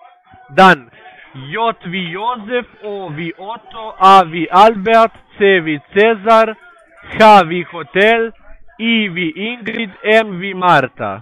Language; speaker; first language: German; non-native, learner; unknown